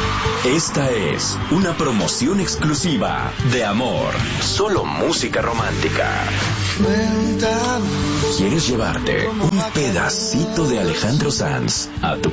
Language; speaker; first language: Spanish; native; Spanish